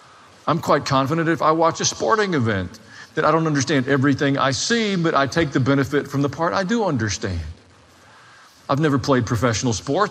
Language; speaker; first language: English; native; English